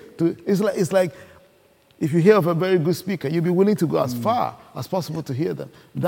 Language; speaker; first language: English; non-native, local second language; Akan